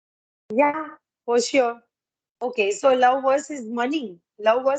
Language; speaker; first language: English; non-native, learner; Gujarati